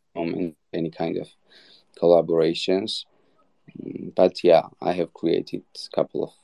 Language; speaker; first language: English; non-native, learner; Georgian